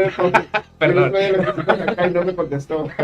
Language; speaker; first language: Spanish; native; Spanish